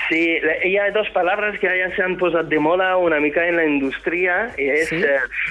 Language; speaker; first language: Catalan; non-native, fluent; French